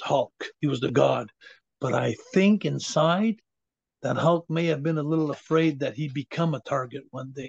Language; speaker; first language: English; native; English